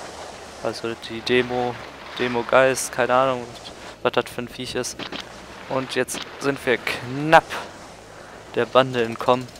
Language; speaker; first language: German; native; German